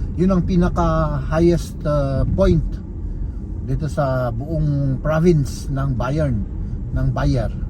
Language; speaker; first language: Filipino; native; Filipino